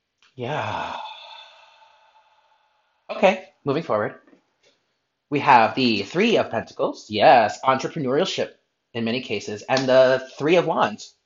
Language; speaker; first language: English; native; English